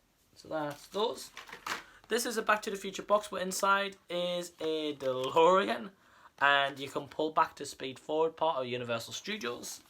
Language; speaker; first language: English; native; English